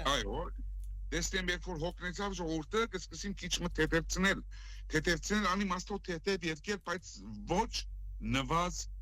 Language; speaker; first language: Armenian; native; Armenian